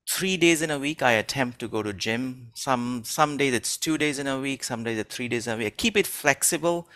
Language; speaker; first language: English; non-native, local second language; Hindi